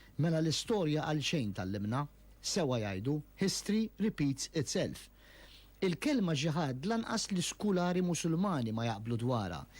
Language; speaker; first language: Maltese; native; Maltese